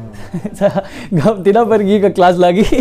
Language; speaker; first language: Indonesian; non-native, learner; Hindi